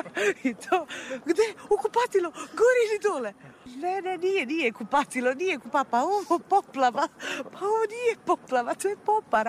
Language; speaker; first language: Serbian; non-native, fluent; Italian